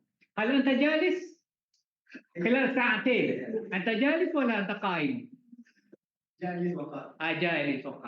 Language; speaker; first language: Arabic; non-native, fluent; Malay